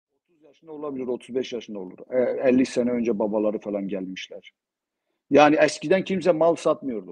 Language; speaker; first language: Turkish; non-native, local second language; Zaza